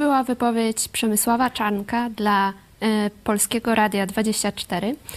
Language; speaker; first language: Polish; native; Polish